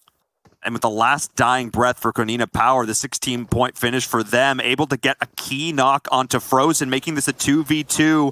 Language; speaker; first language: English; native; English